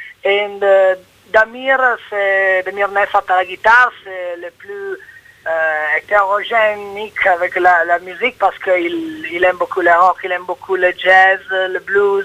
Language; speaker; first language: French; non-native, learner; Italian